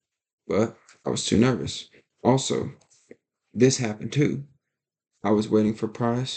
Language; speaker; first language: English; native; English